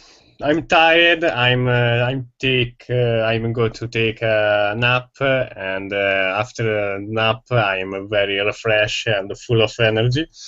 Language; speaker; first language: English; non-native, learner; Italian